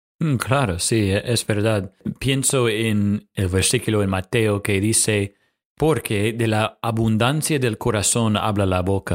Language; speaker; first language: Spanish; non-native, fluent; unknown